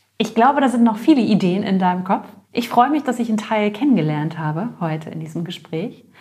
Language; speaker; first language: German; native; German